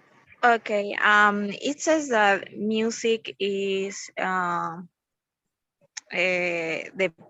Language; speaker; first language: English; non-native, learner; Spanish